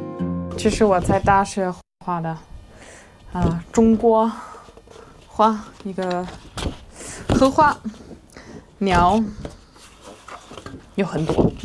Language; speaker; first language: Chinese; non-native, fluent; German